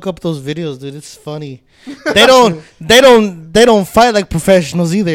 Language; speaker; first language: English; native; English